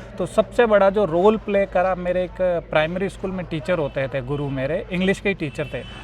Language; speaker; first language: Hindi; native; Hindi